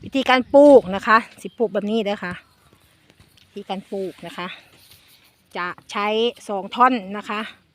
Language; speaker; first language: Thai; native; Thai